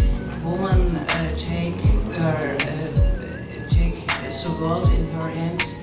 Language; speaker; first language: English; non-native, learner; German